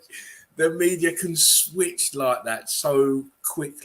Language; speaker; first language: English; native; English